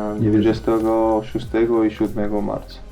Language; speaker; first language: Polish; non-native, learner; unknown